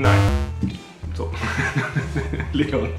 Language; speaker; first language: German; native; German